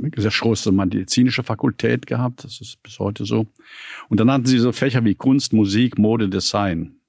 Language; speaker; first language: German; native; German